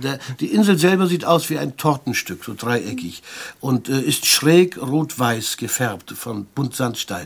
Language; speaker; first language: German; native; German